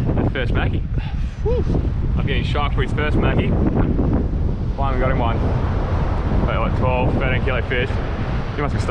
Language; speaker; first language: English; native; English